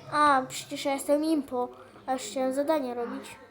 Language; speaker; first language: Polish; native; Polish